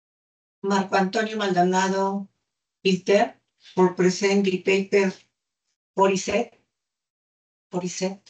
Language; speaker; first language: English; non-native, learner; Spanish